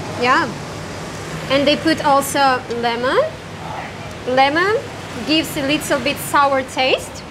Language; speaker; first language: English; non-native, fluent; Kazakh